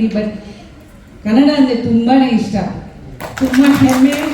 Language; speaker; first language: Kannada; non-native, fluent; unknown